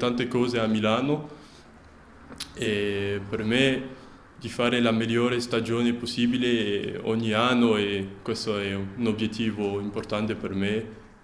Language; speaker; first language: Italian; non-native, fluent; French